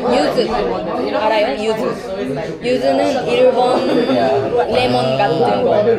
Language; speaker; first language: Korean; non-native, learner; Japanese